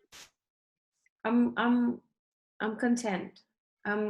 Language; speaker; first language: English; early bilingual, other home language; Russian